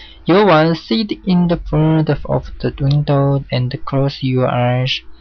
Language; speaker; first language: English; non-native, learner; Chinese